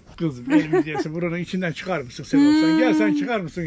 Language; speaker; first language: Turkish; native; Turkish